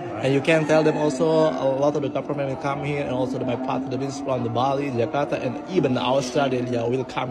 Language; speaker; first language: English; non-native, learner; Sasak